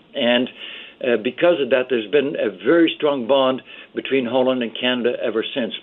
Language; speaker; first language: English; early bilingual, other home language; Dutch